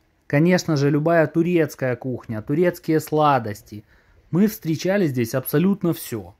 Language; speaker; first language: Russian; native; Russian